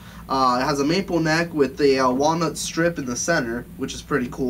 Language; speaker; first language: English; native; English